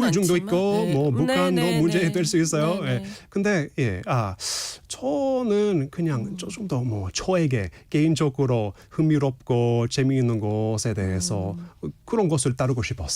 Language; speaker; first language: Korean; non-native, fluent; English